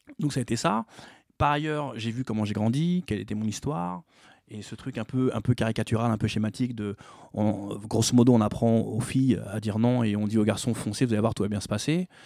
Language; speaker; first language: French; native; French